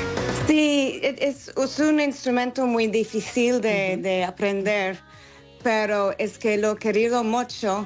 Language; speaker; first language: Spanish; non-native, fluent; English